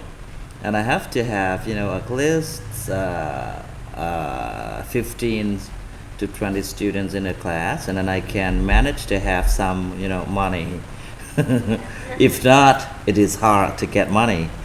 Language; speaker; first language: English; non-native, fluent; Vietnamese